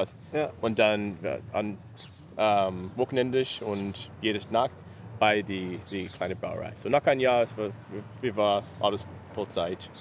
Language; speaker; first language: German; non-native, learner; English